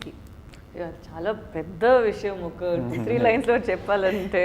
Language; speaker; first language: Telugu; non-native, fluent; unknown